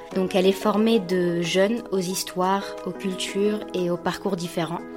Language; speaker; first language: French; non-native, local second language; Arabic